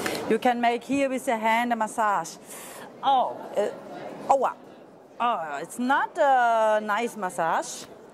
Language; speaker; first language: English; non-native, learner; German